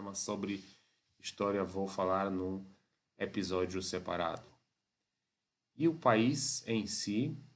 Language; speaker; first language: Portuguese; non-native, fluent; Polish